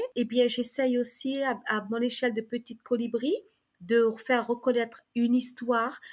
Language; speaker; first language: French; early bilingual, other home language; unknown